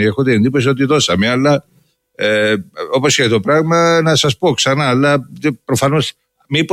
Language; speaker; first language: Greek; native; Greek